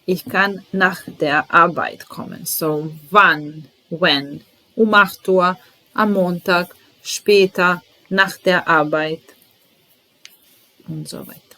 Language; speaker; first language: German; non-native, fluent; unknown